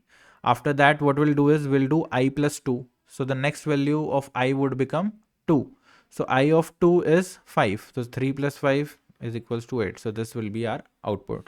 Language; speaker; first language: English; non-native, local second language; Hindi